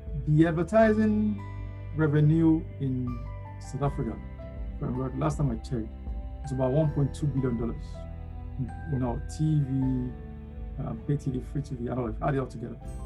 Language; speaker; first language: English; non-native, local second language; Yoruba